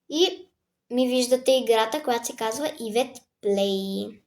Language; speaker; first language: Bulgarian; native; Bulgarian